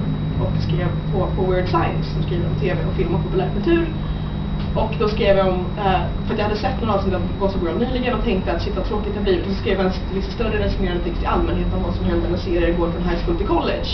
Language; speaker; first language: Swedish; native; Swedish